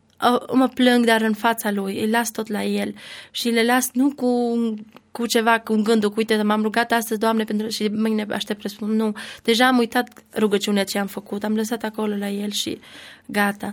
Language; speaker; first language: Romanian; non-native, learner; Albanian